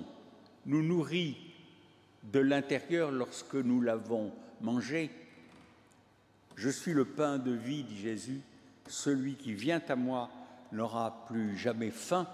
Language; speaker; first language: French; native; French